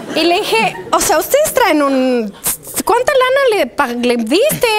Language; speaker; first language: Spanish; early bilingual, other home language; Polish